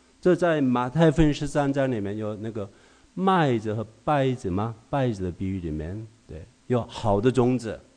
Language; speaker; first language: Chinese; non-native, fluent; Korean